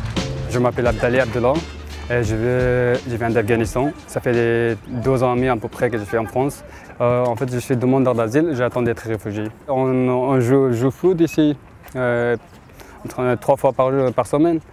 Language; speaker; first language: French; non-native, fluent; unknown